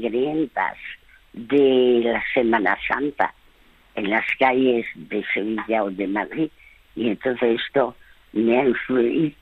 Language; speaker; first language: Spanish; early bilingual, other home language; French